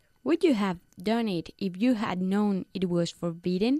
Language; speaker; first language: English; non-native, fluent; Spanish